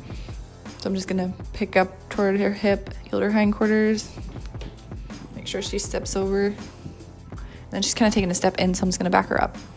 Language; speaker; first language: English; native; English